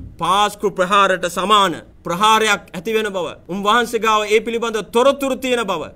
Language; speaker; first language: Sinhala; non-native, local second language; Tamil